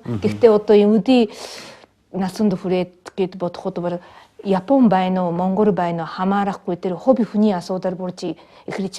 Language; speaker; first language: Mongolian; non-native, fluent; Japanese